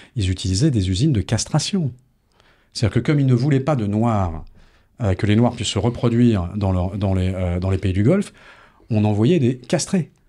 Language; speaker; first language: French; native; French